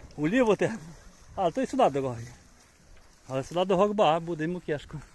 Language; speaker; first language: Ukrainian; native; Ukrainian